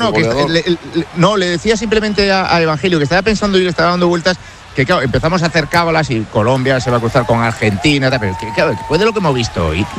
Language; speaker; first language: Spanish; native; Spanish